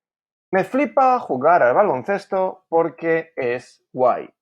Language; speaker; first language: Spanish; non-native, fluent; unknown